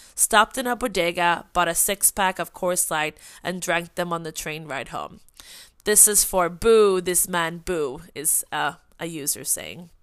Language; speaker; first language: English; non-native, fluent; Swedish